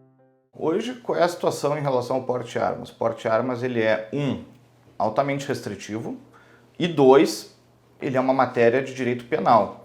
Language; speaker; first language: Portuguese; native; Portuguese